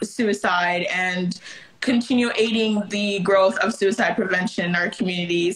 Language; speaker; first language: English; early bilingual, other home language; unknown